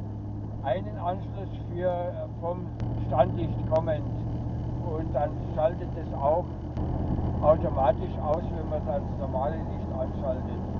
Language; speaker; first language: German; native; German